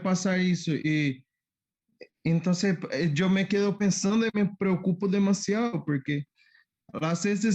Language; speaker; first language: Spanish; non-native, learner; Portuguese